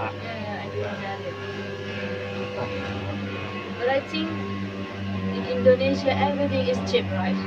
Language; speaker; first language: English; non-native, learner; Indonesian